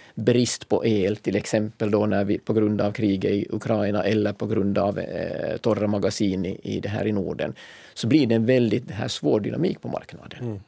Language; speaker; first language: Swedish; native; Swedish